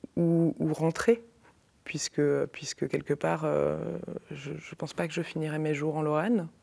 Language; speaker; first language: French; native; French